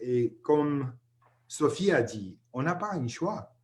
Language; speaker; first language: French; non-native, fluent; English